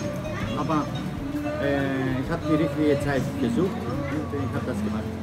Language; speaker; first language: German; non-native, learner; Greek